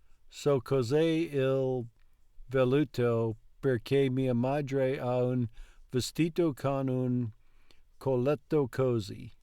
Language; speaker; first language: Italian; non-native, learner; English